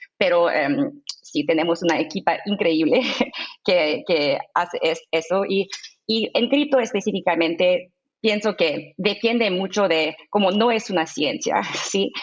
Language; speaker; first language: Spanish; non-native, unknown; English